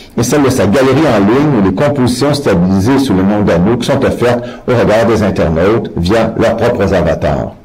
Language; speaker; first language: French; native; French